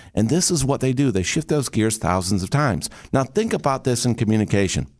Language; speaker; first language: English; native; English